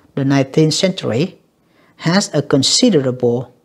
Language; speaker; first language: English; non-native, fluent; Vietnamese